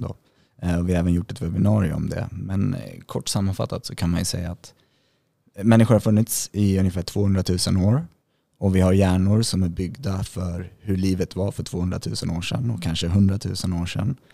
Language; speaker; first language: Swedish; native; Swedish